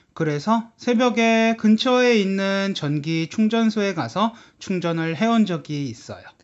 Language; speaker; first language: Korean; native; Korean